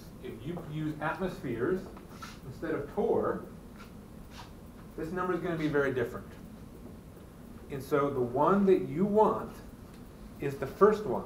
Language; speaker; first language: English; native; English